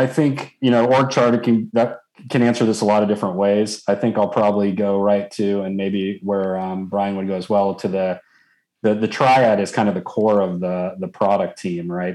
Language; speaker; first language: English; native; English